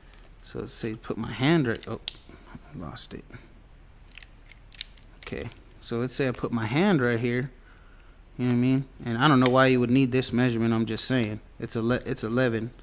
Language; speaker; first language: English; native; English